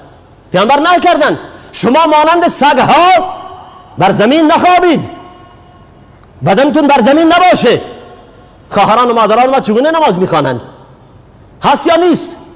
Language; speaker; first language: Persian; native; Persian